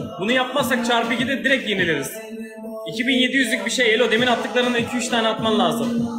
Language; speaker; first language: Turkish; native; Turkish